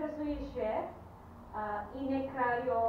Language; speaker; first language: Polish; non-native, learner; Russian